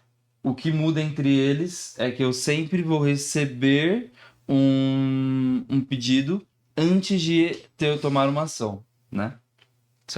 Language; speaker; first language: Portuguese; native; Portuguese